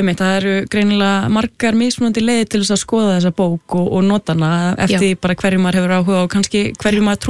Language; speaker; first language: Icelandic; native; Icelandic